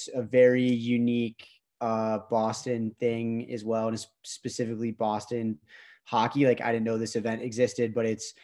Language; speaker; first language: English; native; English